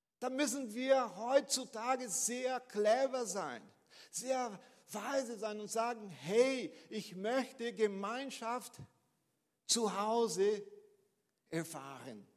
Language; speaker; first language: German; non-native, fluent; Portuguese